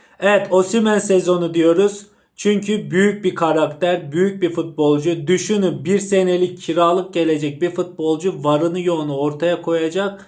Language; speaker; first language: Turkish; native; Turkish